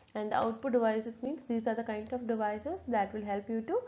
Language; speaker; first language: English; non-native, local second language; Malayalam